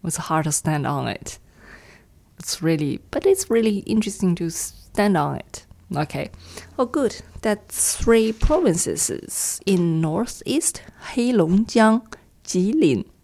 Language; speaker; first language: English; non-native, fluent; Chinese